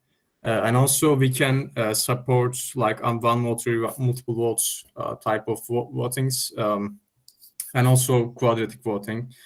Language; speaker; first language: English; non-native, fluent; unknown